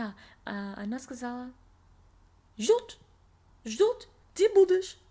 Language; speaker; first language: Russian; non-native, learner; English